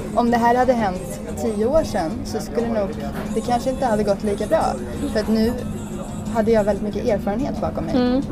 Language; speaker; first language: Swedish; early bilingual, heritage; English